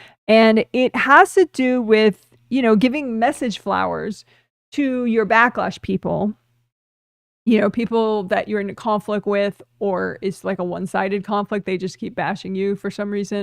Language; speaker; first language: English; native; English